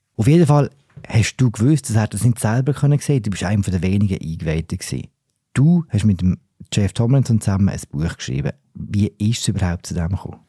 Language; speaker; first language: German; native; German